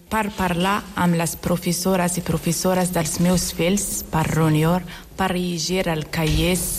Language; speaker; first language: Catalan; non-native, learner; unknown